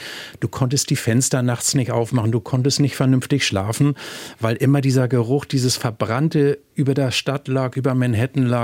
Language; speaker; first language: German; native; German